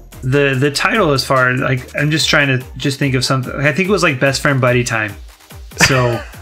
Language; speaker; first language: English; native; English